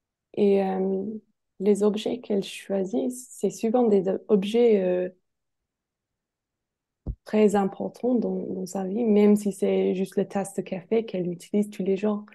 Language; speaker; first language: French; non-native, fluent; English